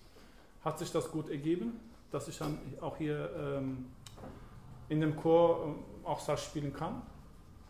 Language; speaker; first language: German; early bilingual, other home language; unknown